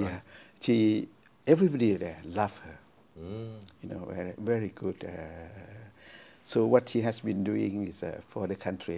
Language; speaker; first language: English; non-native, fluent; Thai